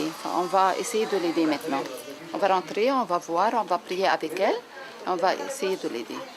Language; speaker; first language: French; non-native, learner; Arabic